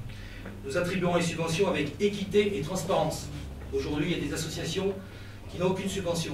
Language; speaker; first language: French; native; French